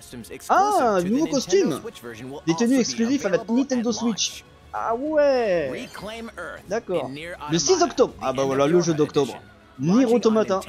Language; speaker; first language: French; native; French